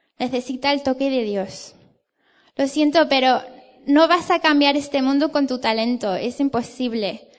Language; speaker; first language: Spanish; non-native, fluent; English